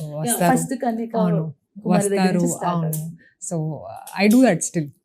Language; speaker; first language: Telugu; non-native, local second language; Hindi